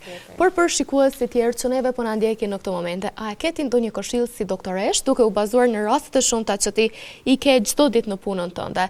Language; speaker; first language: Albanian; native; Albanian